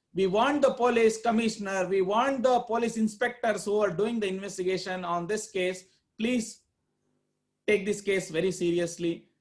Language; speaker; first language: English; non-native, local second language; Kannada